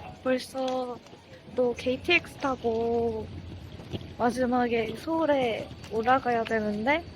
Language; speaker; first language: Korean; non-native, fluent; Japanese